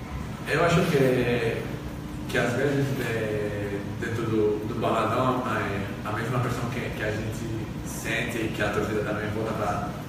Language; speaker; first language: Portuguese; non-native, fluent; Spanish